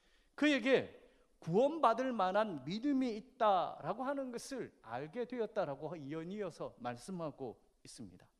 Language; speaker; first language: Korean; native; Korean